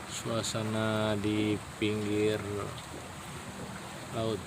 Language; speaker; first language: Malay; non-native, local second language; Javanese